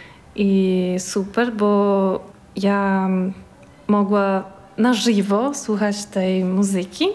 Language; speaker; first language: Polish; non-native, learner; Portuguese